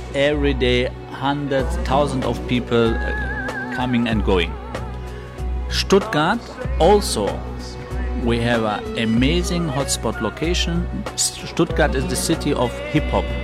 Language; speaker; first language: English; non-native, fluent; Turkish